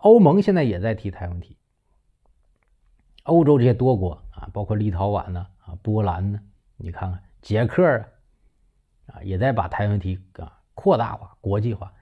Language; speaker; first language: Chinese; native; Chinese